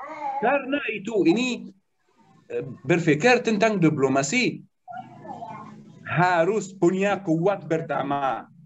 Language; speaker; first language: Indonesian; non-native, learner; Arabic